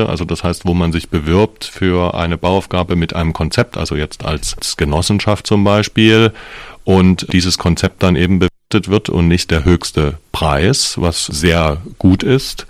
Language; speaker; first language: German; native; German